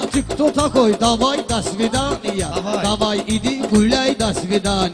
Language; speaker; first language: Russian; non-native, learner; Talysh